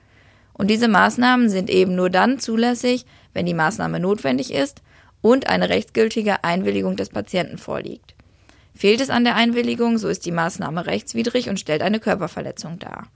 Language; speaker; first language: German; native; German